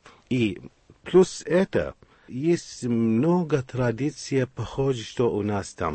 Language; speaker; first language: Russian; non-native, learner; Arabic